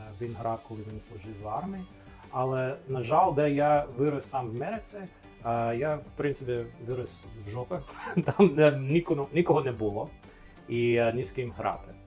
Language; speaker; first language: Ukrainian; non-native, fluent; English